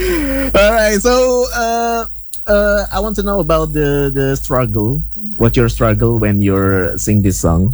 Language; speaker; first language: English; non-native, fluent; Indonesian